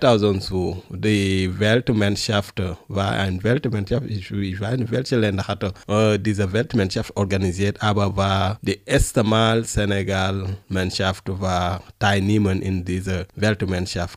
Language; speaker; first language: German; non-native, learner; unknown